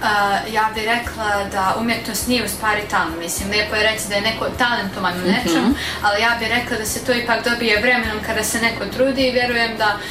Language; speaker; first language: Serbian; native; Serbian